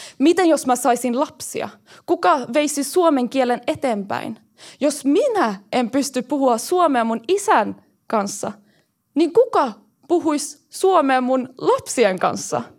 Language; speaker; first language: Finnish; early bilingual, heritage; Swedish